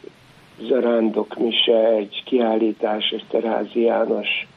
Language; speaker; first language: Hungarian; native; Hungarian